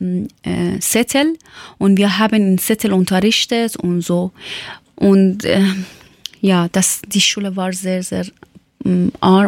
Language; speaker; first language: German; non-native, learner; Persian